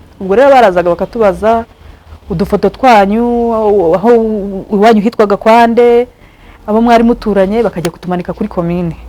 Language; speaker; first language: Kinyarwanda; early bilingual, heritage; Kinyarwanda